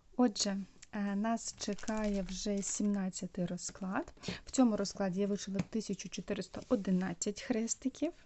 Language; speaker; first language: Ukrainian; non-native, local second language; Russian